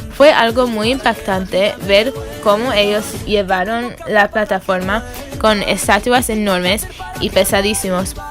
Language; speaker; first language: Spanish; non-native, learner; English